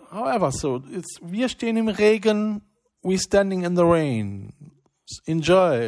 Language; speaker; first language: English; non-native, fluent; German